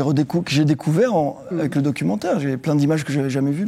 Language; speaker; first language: French; native; French